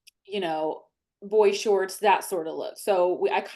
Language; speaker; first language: English; native; English